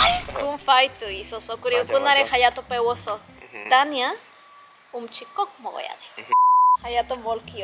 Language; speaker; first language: Korean; non-native, learner; Spanish